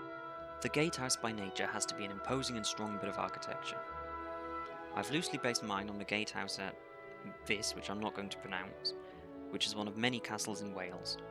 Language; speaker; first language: English; native; English